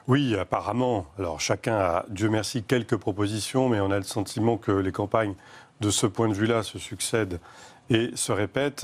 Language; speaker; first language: French; native; French